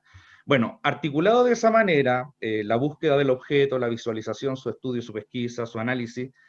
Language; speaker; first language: Spanish; native; Spanish